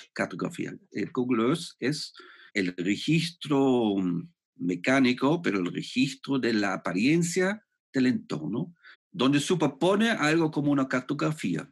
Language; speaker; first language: Spanish; non-native, fluent; German